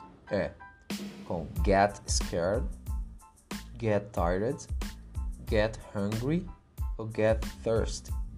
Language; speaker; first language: English; non-native, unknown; Portuguese